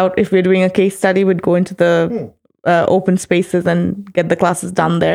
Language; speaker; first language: English; non-native, local second language; Bangla